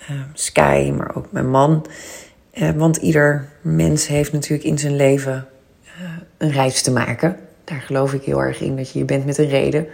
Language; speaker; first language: Dutch; native; Dutch